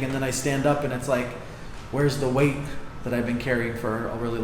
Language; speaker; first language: English; native; English